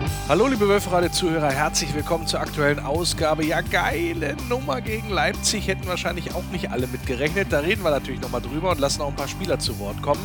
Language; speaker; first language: German; native; German